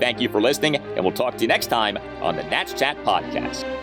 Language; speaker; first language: English; native; English